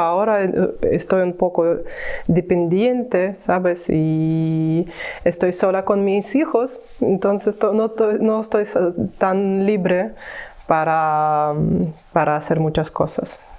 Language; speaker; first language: Spanish; non-native, learner; Ukrainian